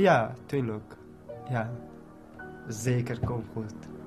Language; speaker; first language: Dutch; non-native, learner; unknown